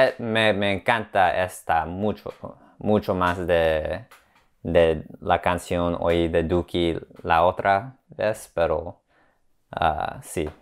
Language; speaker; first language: Spanish; non-native, learner; English